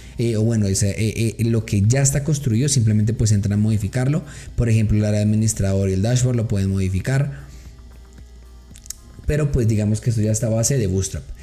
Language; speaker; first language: Spanish; native; Spanish